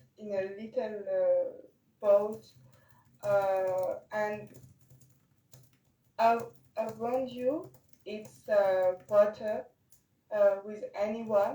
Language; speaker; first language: English; non-native, learner; French